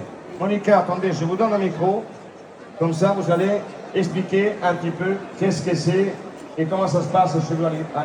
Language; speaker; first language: French; native; French